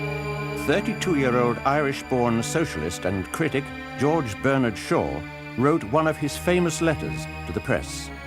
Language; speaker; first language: English; native; English